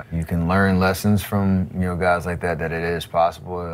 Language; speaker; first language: English; native; English